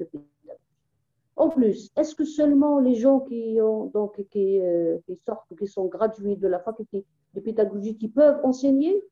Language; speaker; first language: French; non-native, local second language; Arabic